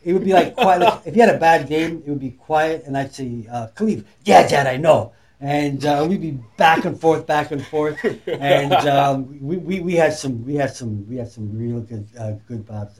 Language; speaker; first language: English; native; English